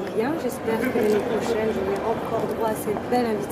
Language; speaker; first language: French; native; French